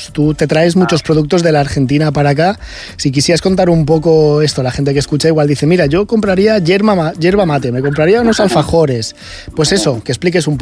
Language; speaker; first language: Spanish; non-native, local second language; Catalan